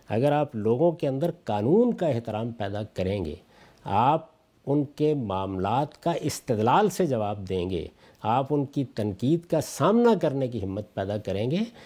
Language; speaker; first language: Urdu; non-native, local second language; Punjabi